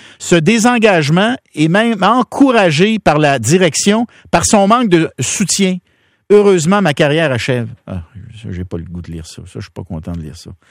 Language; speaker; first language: French; native; French